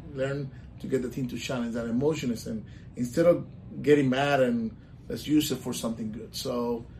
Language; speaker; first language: English; non-native, local second language; Spanish